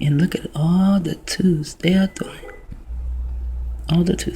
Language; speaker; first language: English; native; English